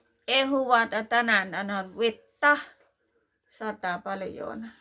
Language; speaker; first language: Finnish; non-native, learner; Thai